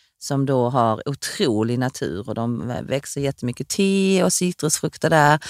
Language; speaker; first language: Swedish; early bilingual, other home language; Korean